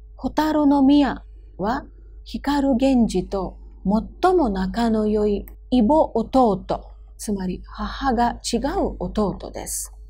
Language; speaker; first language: Japanese; non-native, fluent; Hindi